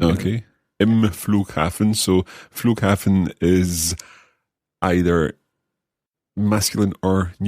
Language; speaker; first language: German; non-native, learner; English